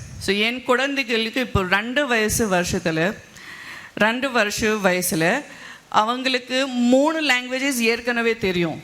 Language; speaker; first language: Tamil; non-native, local second language; Gujarati